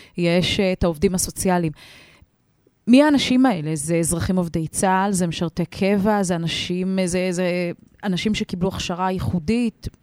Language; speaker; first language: Hebrew; native; Hebrew